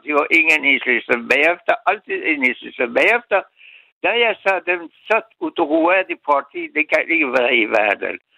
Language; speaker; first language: Danish; non-native, learner; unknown